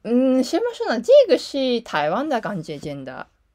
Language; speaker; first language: Chinese; non-native, learner; Japanese